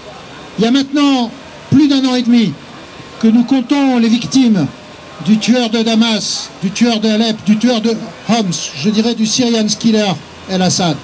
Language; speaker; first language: French; native; French